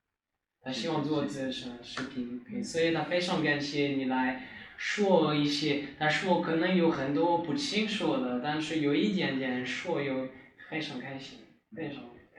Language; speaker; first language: Chinese; non-native, learner; French